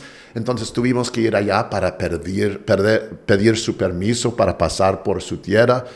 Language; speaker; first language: Spanish; non-native, fluent; English